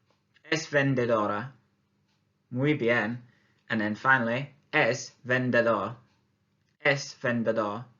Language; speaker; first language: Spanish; non-native, fluent; English